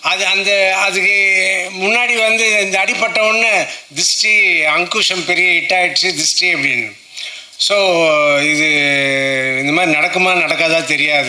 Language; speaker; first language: Tamil; non-native, local second language; Telugu